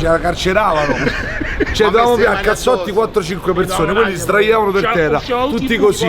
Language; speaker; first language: Italian; native; Italian